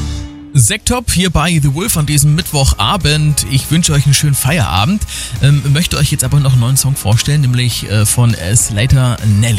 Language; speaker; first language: German; native; German